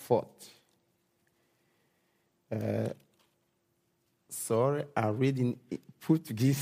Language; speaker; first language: English; non-native, learner; Portuguese